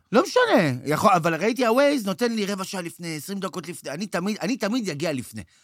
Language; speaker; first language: Hebrew; native; Hebrew